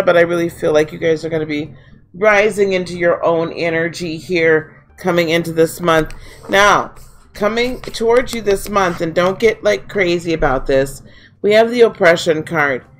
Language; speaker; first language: English; native; English